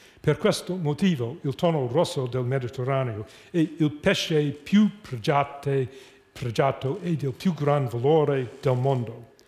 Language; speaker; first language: Italian; non-native, fluent; English